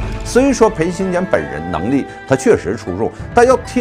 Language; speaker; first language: Chinese; native; Chinese